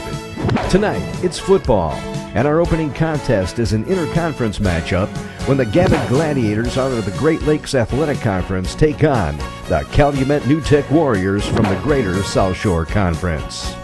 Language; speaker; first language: English; native; English